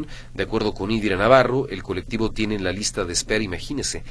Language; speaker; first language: Spanish; native; Spanish